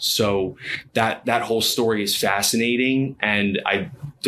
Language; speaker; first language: English; native; English